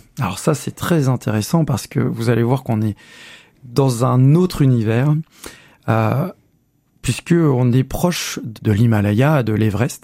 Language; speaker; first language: French; native; French